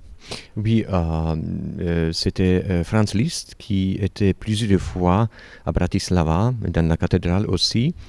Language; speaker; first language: French; non-native, learner; Slovak